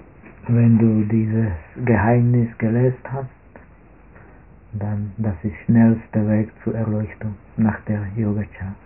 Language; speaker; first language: German; non-native, fluent; Czech